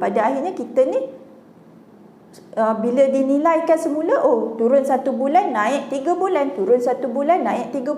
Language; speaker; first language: Malay; native; Malay